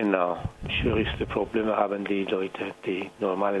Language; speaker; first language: German; non-native, fluent; Persian